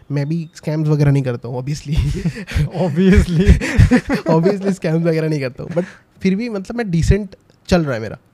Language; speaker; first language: Hindi; non-native, local second language; Assamese